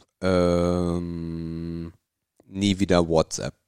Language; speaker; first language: German; native; German